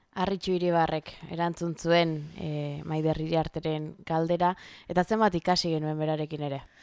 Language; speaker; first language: Basque; native; Basque